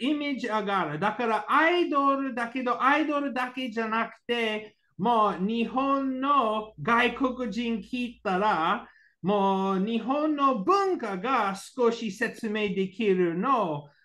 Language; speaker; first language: Japanese; non-native, learner; English